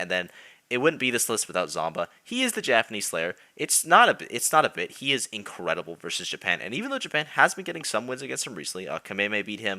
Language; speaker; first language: English; native; English